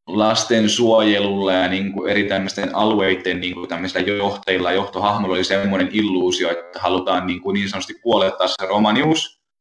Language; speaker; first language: Finnish; native; Finnish